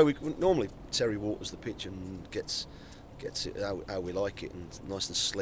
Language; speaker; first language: English; native; English